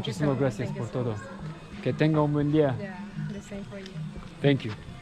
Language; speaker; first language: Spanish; non-native, learner; Turkish